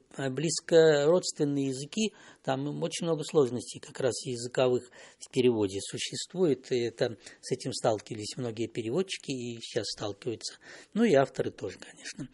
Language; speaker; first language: Russian; non-native, local second language; Belarusian